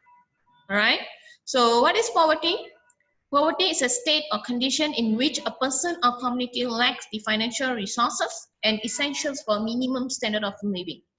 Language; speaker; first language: English; non-native, local second language; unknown